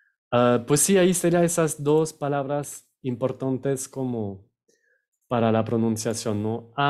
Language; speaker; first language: Spanish; non-native, fluent; French